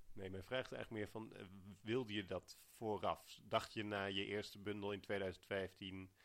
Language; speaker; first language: Dutch; native; Dutch